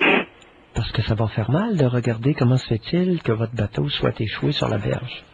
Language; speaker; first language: French; native; French